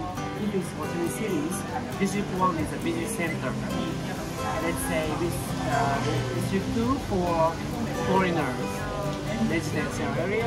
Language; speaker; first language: English; non-native, learner; Japanese